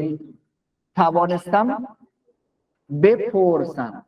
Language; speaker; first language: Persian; non-native, fluent; Urdu